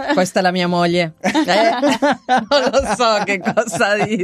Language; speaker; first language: Italian; non-native, learner; Spanish